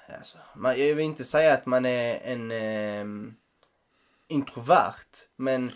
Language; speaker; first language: Swedish; native; Swedish